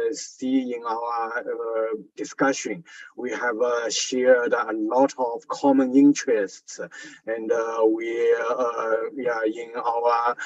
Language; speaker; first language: English; non-native, fluent; Chinese